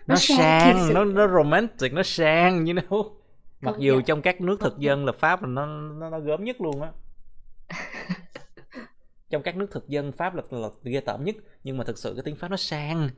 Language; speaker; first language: Vietnamese; native; Vietnamese